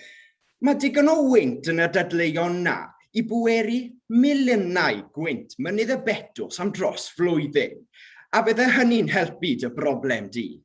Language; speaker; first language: Welsh; native; Welsh